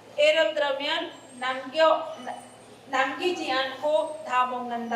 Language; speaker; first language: Korean; non-native, learner; Hindi